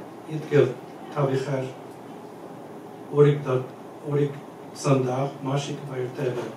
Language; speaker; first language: Mongolian; non-native, learner; English